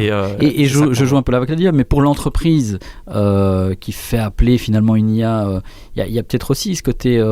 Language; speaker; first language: French; native; French